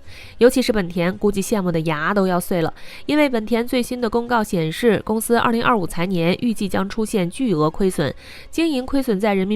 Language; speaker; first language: Chinese; native; Chinese